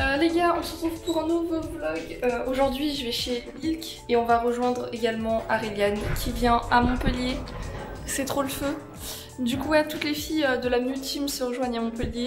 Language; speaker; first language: French; native; French